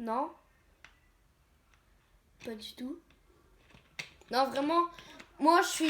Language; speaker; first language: French; native; French